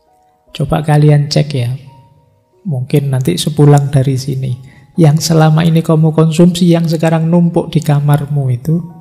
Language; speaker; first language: Indonesian; non-native, local second language; Javanese